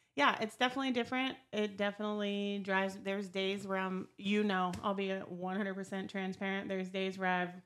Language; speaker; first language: English; native; English